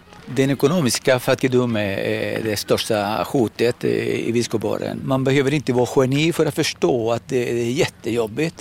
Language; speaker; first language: Swedish; non-native, fluent; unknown